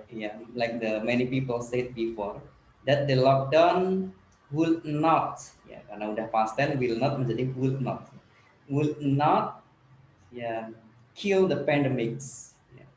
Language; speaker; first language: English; non-native, learner; Indonesian